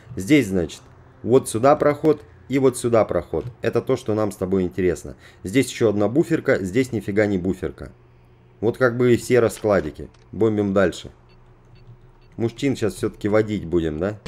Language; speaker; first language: Russian; native; Russian